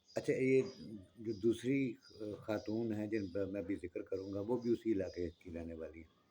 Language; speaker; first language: Urdu; non-native, local second language; Punjabi